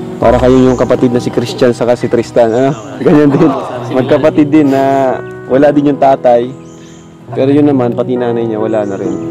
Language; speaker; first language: Filipino; native; Filipino